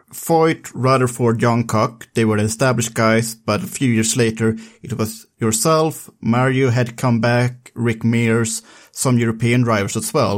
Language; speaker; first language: English; non-native, fluent; Swedish